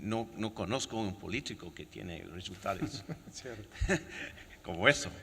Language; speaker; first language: Spanish; non-native, fluent; French